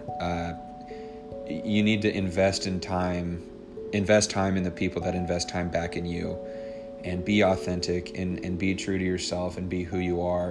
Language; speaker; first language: English; native; English